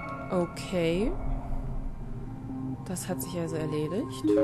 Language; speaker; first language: German; native; German